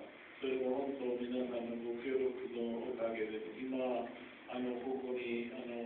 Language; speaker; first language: Japanese; non-native, fluent; Urdu